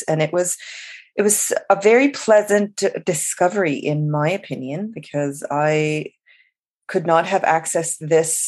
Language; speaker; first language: English; non-native, local second language; Urdu